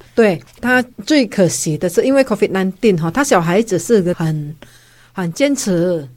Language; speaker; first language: Chinese; non-native, fluent; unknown